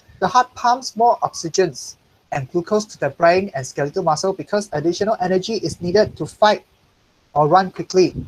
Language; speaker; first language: English; non-native, local second language; Chinese